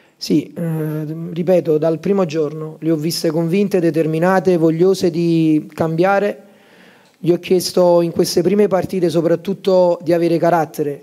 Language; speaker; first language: Italian; native; Italian